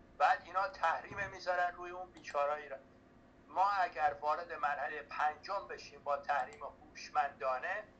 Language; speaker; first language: Persian; native; Persian